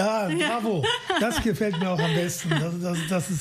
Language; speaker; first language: German; native; German